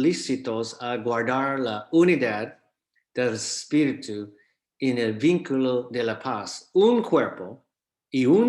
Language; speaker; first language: Spanish; non-native, fluent; English